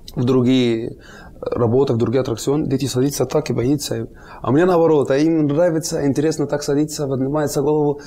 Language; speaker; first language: Russian; non-native, learner; Arabic